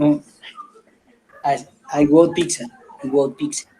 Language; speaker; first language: English; non-native, learner; Spanish